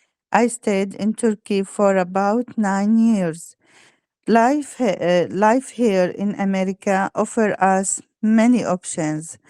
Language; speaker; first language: English; non-native, learner; Arabic